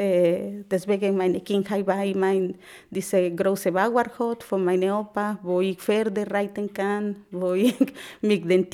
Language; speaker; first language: German; non-native, learner; Spanish